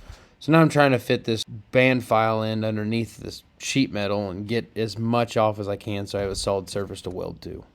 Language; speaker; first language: English; native; English